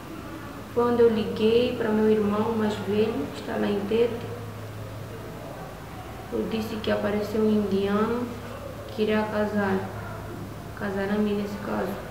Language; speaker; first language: Portuguese; non-native, local second language; Makhuwa